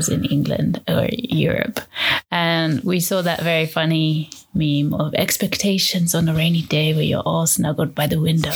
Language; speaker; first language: English; native; English